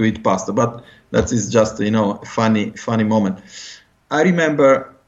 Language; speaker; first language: English; non-native, fluent; Italian